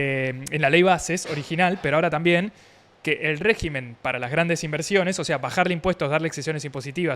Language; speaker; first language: Spanish; native; Spanish